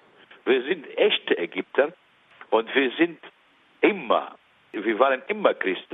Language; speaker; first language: German; non-native, learner; Arabic